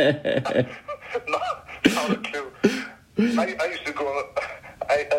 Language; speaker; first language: English; native; English